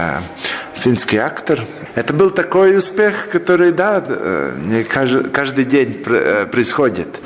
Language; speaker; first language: Russian; non-native, local second language; Latvian